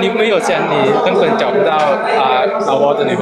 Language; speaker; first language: Chinese; non-native, fluent; Lao